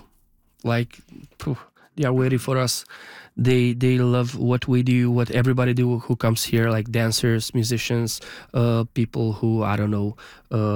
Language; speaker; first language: English; non-native, fluent; Romanian